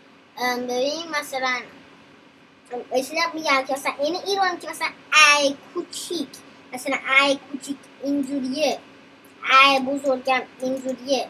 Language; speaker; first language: Persian; early bilingual, heritage; Persian